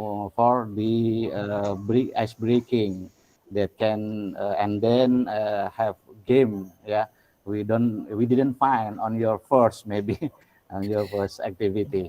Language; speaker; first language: English; non-native, local second language; Indonesian